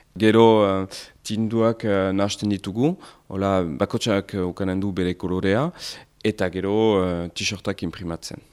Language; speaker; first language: Basque; non-native, local second language; French